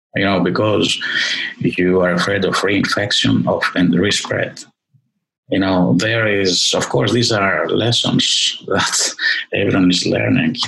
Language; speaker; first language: English; non-native, fluent; Greek